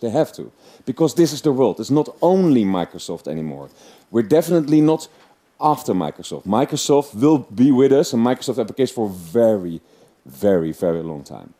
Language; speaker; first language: English; non-native, fluent; Dutch